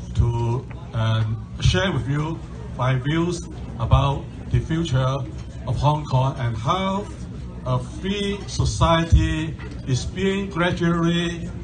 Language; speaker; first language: English; non-native, local second language; Cantonese